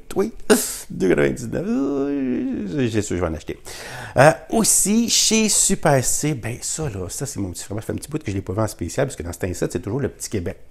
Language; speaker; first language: French; native; French